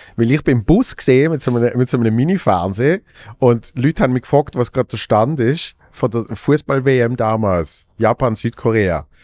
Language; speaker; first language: German; native; German